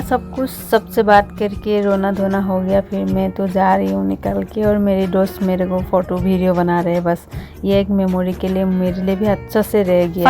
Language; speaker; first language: Hindi; non-native, local second language; Assamese